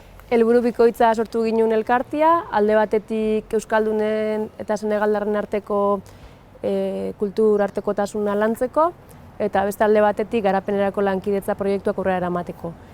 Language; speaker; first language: Basque; native; Basque